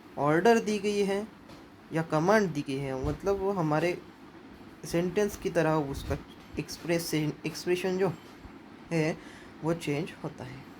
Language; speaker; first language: Hindi; non-native, local second language; Marathi